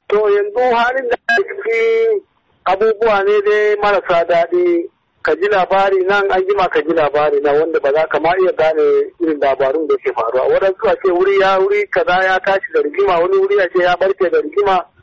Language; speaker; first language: Hausa; non-native, local second language; Fula